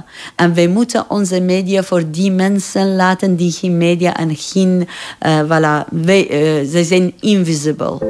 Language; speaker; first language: Dutch; non-native, fluent; Persian